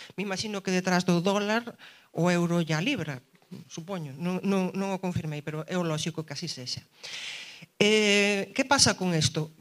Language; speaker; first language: Galician; early bilingual, other home language; Spanish